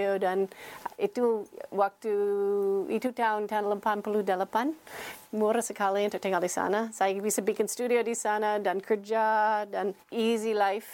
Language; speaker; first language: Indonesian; non-native, learner; English